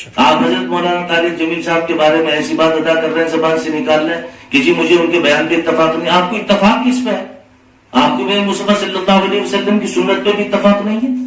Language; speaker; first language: Urdu; native; Urdu